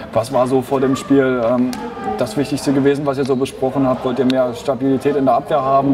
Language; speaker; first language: German; native; German